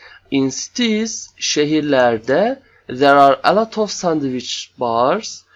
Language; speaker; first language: English; non-native, fluent; Turkish